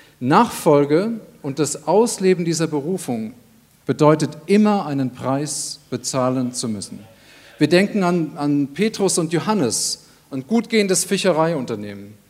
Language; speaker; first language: German; native; German